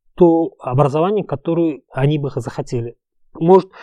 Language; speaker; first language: Russian; non-native, local second language; Uzbek